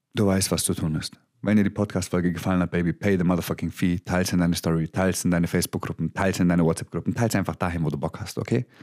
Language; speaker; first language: German; early bilingual, other home language; Croatian